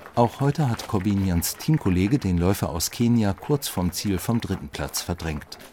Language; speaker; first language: German; native; German